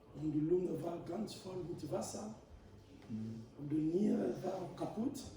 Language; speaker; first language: German; non-native, learner; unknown